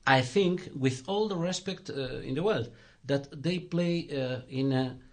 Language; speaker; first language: English; non-native, fluent; Galician